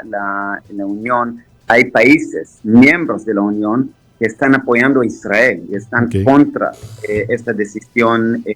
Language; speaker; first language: Spanish; non-native, fluent; Hebrew